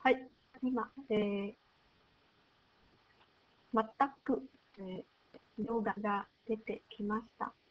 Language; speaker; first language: Japanese; non-native, learner; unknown